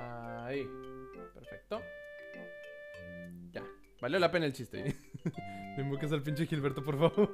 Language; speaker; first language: Spanish; native; Spanish